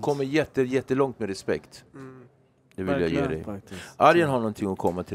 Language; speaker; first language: Swedish; native; Swedish